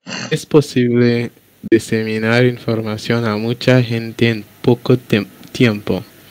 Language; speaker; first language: Spanish; non-native, learner; English